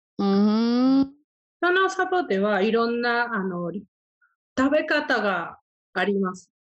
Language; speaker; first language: Japanese; non-native, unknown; Spanish